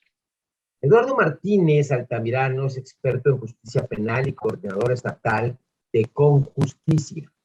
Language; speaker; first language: Spanish; native; Spanish